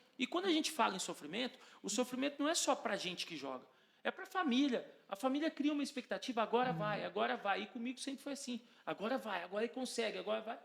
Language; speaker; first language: Portuguese; native; Portuguese